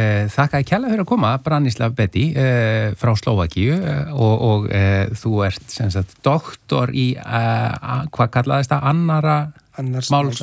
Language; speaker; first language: Icelandic; native; Icelandic